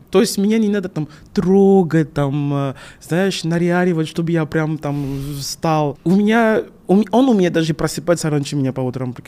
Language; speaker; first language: Russian; non-native, fluent; French